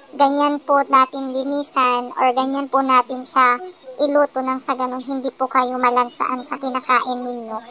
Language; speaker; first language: Filipino; non-native, local second language; Pangasinan